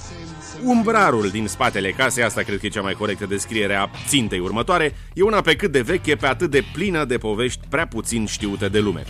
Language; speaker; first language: Romanian; native; Romanian